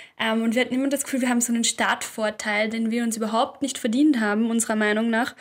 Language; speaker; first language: German; native; German